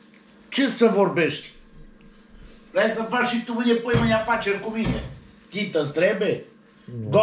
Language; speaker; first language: Romanian; native; Romanian